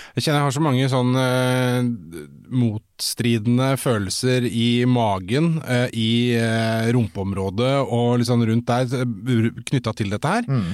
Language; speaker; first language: Norwegian; native; Norwegian